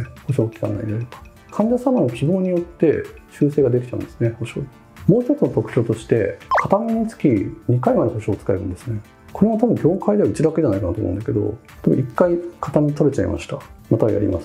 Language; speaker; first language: Japanese; native; Japanese